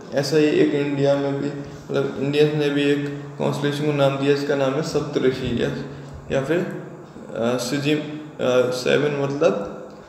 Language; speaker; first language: Hindi; native; Hindi